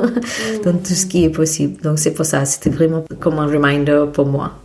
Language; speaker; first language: French; non-native, fluent; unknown